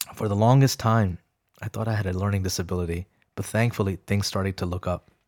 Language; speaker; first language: English; early bilingual, other home language; Urdu